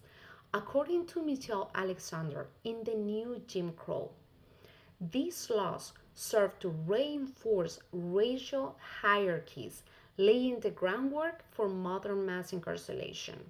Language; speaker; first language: English; non-native, fluent; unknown